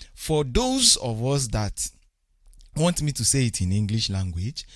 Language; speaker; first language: English; non-native, local second language; Yoruba